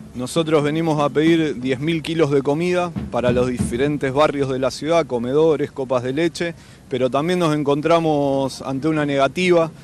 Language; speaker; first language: Spanish; native; Spanish